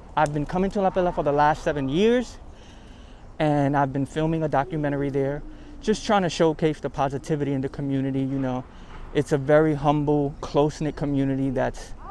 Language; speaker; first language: English; native; English